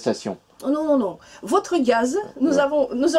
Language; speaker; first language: French; non-native, learner; Russian